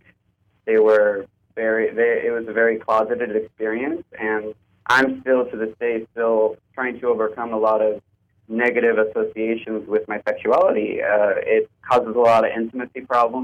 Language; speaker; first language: English; native; English